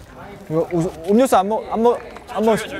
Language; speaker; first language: Korean; native; Korean